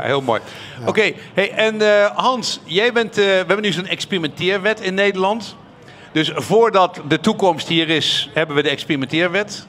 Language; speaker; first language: Dutch; native; Dutch